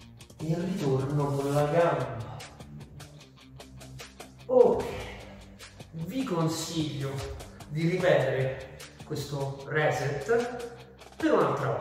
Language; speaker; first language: Italian; native; Italian